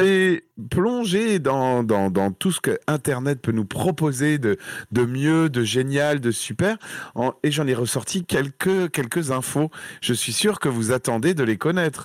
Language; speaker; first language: French; native; French